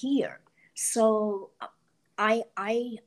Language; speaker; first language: English; non-native, fluent; Persian